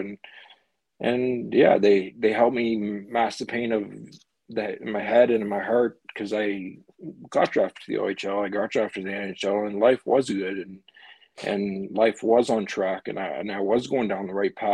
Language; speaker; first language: English; native; English